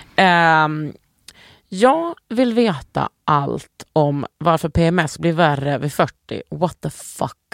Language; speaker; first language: Swedish; native; Swedish